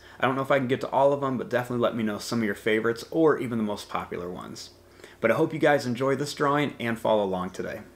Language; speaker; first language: English; native; English